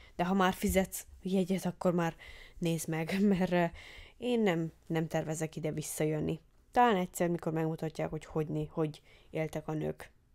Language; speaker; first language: Hungarian; early bilingual, heritage; Hungarian